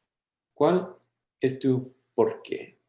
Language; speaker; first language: Spanish; early bilingual, heritage; English